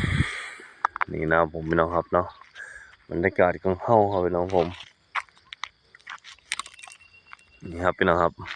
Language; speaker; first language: Thai; non-native, local second language; Northeastern Thai